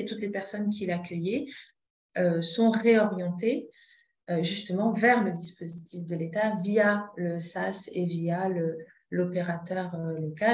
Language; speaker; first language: French; native; French